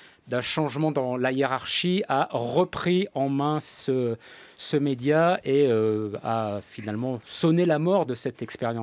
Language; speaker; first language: French; native; French